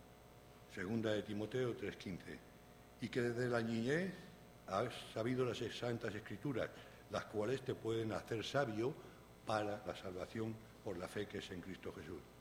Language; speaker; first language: Spanish; native; Spanish